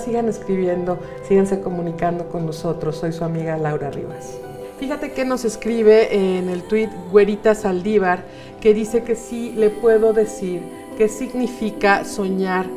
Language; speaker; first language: Spanish; native; Spanish